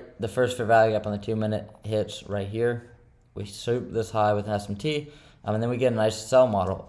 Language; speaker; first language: English; native; English